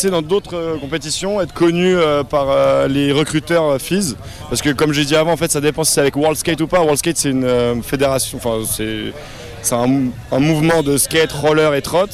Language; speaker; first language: French; native; French